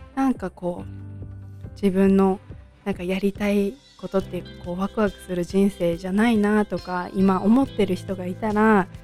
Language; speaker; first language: Japanese; native; Japanese